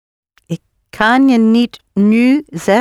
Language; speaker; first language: Dutch; non-native, learner; English